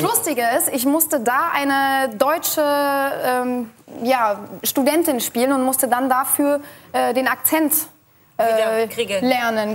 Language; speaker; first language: German; native; German